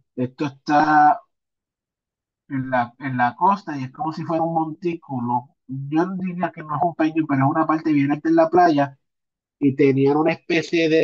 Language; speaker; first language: Spanish; native; Spanish